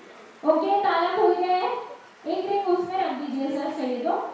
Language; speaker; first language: Hindi; native; Hindi